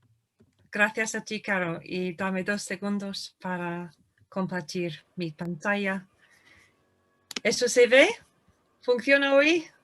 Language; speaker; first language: Spanish; non-native, fluent; English